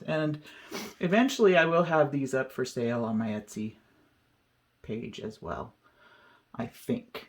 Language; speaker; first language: English; native; English